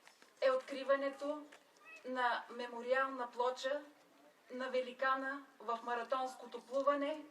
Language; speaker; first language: Bulgarian; native; Bulgarian